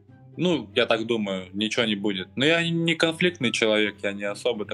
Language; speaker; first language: Russian; non-native, local second language; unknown